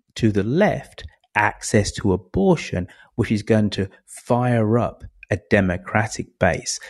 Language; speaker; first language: English; native; English